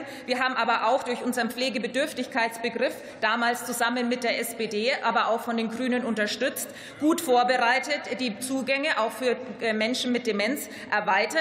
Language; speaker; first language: German; native; German